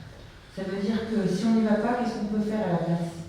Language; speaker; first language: French; native; French